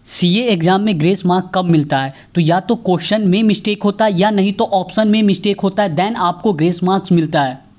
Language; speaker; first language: Hindi; native; Hindi